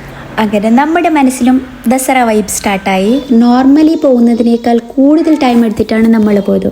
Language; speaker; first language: Malayalam; native; Malayalam